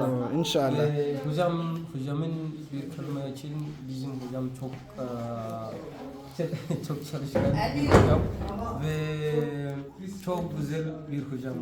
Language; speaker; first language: Turkish; non-native, learner; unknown